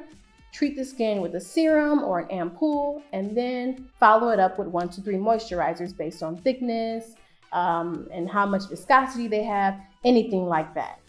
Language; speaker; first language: English; native; English